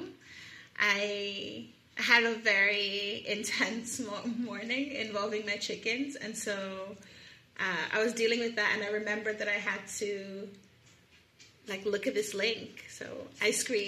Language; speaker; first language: English; non-native, local second language; Yoruba